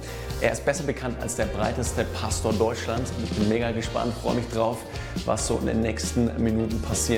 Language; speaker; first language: German; native; German